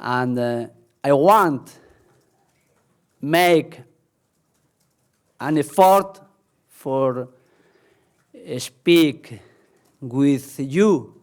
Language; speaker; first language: English; non-native, learner; Spanish